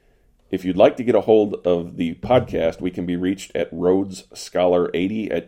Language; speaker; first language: English; native; English